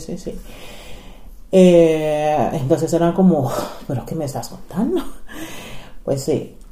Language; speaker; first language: Spanish; non-native, fluent; English